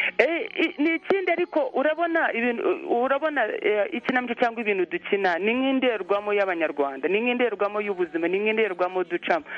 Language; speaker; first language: Kinyarwanda; early bilingual, heritage; Kinyarwanda